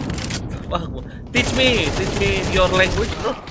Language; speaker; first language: English; non-native, learner; Sundanese